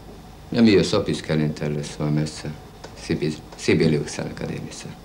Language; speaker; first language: Finnish; non-native, learner; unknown